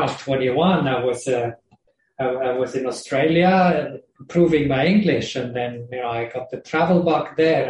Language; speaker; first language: English; non-native, fluent; Swiss German